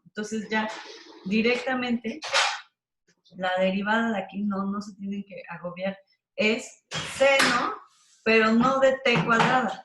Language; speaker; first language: Spanish; native; Spanish